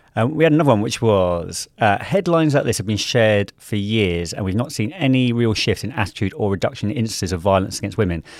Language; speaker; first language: English; native; English